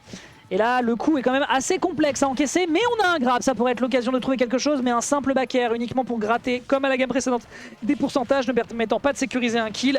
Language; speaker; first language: French; native; French